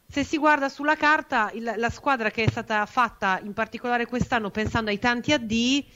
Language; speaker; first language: Italian; native; Italian